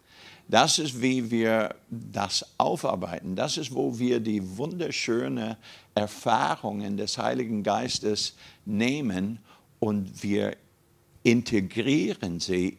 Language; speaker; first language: German; non-native, fluent; English